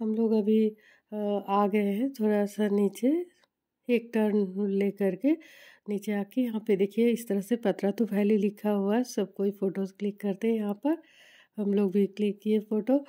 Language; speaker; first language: Hindi; non-native, local second language; Bangla